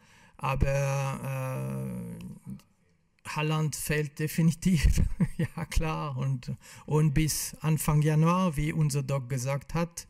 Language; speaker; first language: German; non-native, local second language; French